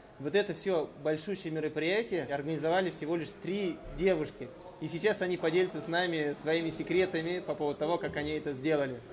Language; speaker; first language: Russian; native; Russian